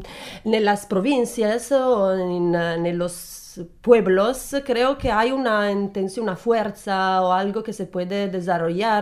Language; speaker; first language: Spanish; non-native, learner; Italian